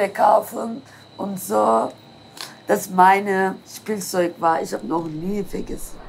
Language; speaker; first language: German; non-native, learner; Turkish